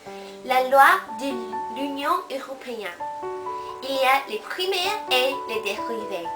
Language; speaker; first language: French; non-native, learner; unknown